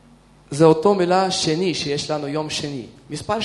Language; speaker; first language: Hebrew; non-native, fluent; Russian